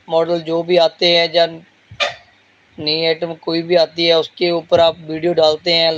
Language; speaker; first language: Hindi; non-native, local second language; Punjabi